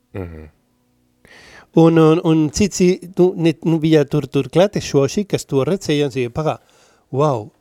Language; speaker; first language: Latvian; non-native, learner; Spanish